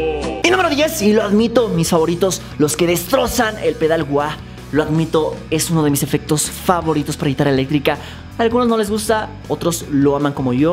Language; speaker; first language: Spanish; native; Spanish